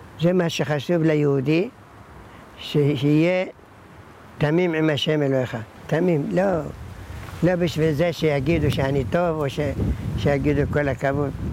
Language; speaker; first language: Hebrew; early bilingual, other home language; Arabic